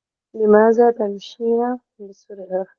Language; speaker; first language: Arabic; non-native, learner; Hindi